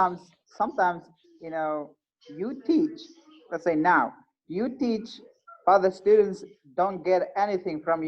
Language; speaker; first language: English; non-native, fluent; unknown